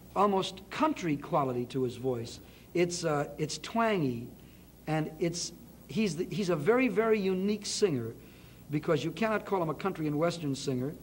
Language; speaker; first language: English; native; English